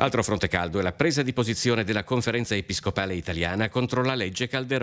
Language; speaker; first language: Italian; native; Italian